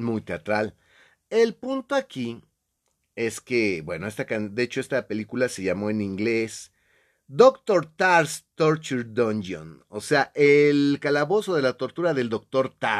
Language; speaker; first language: Spanish; native; Spanish